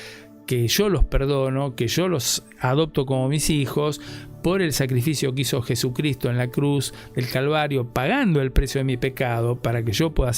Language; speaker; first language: Spanish; native; Spanish